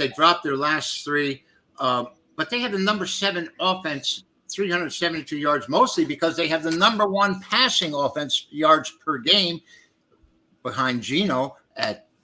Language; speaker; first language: English; native; English